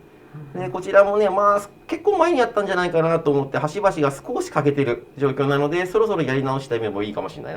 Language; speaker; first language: Japanese; native; Japanese